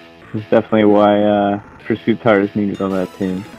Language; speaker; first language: English; native; English